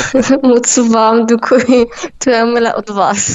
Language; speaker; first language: Czech; non-native, learner; Arabic